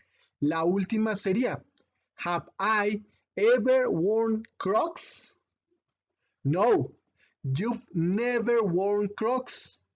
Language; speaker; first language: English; non-native, fluent; Spanish